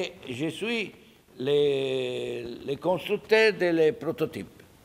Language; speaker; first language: French; non-native, learner; Italian